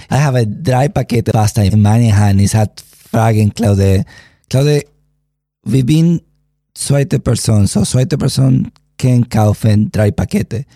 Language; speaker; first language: German; non-native, learner; Spanish